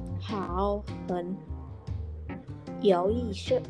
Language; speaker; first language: Chinese; non-native, learner; Indonesian